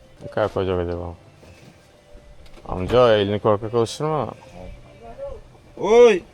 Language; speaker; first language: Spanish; non-native, learner; Turkish